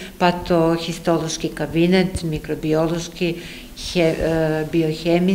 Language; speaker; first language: Serbian; native; Serbian